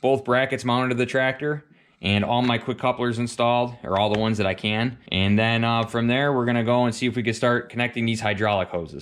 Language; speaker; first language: English; native; English